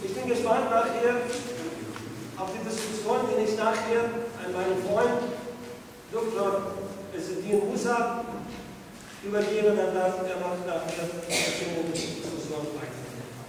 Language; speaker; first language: German; non-native, fluent; Arabic